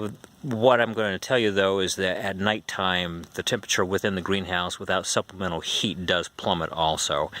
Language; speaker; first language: English; native; English